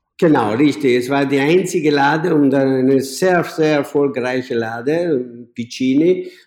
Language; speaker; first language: German; non-native, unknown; Italian